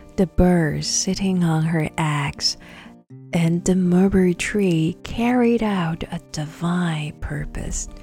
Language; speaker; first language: English; non-native, fluent; Chinese